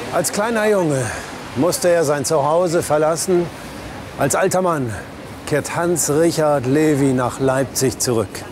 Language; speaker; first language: German; native; German